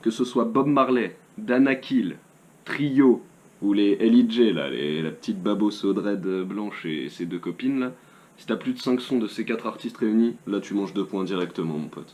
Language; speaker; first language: French; native; French